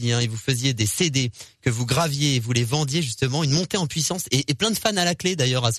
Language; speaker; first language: French; native; French